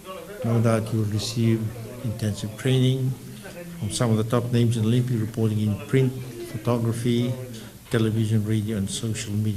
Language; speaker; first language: English; non-native, local second language; Fijian